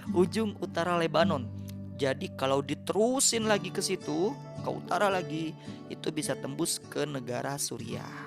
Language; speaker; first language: Indonesian; native; Indonesian